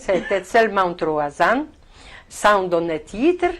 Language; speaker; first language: French; non-native, learner; Polish